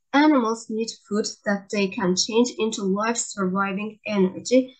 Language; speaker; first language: English; non-native, fluent; Azerbaijani